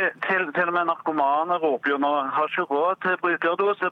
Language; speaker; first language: Norwegian; native; Norwegian